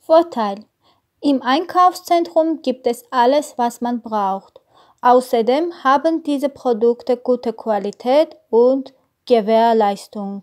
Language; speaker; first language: German; non-native, learner; Armenian